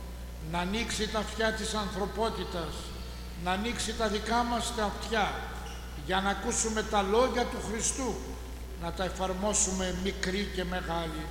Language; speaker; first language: Greek; native; Greek